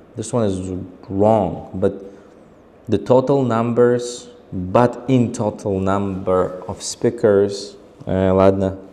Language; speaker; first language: English; non-native, fluent; Uzbek